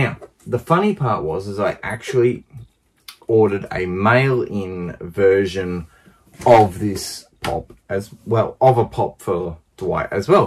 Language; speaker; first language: English; native; English